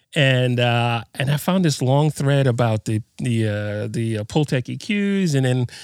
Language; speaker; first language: English; native; English